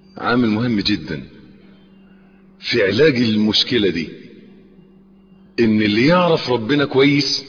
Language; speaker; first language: Arabic; native; Arabic